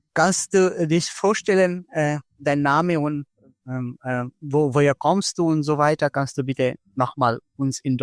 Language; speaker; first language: German; non-native, fluent; Bangla